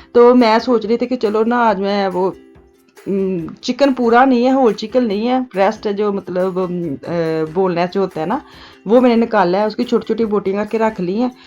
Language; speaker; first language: Urdu; non-native, local second language; Punjabi